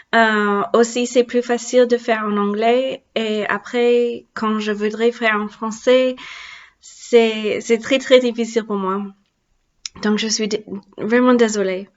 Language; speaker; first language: French; non-native, learner; English